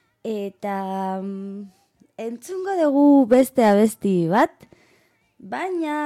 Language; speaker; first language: Basque; non-native, learner; Spanish